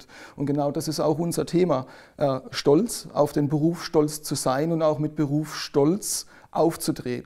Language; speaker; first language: German; native; German